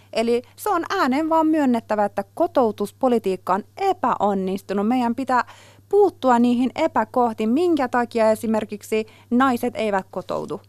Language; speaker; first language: Finnish; non-native, fluent; Persian